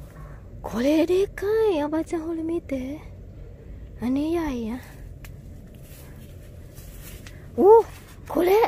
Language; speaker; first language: Japanese; non-native, fluent; Thai